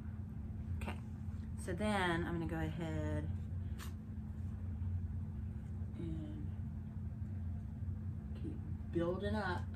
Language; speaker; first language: English; native; English